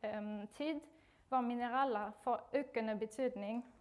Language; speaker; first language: Norwegian; non-native, fluent; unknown